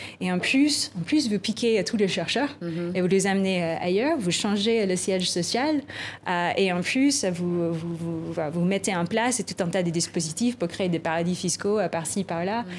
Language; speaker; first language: French; non-native, fluent; Filipino